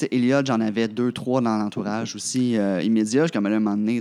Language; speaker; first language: French; native; French